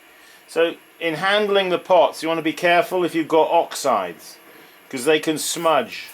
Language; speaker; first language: English; native; English